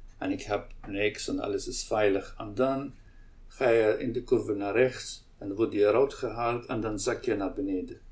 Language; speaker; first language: Dutch; non-native, local second language; Arabic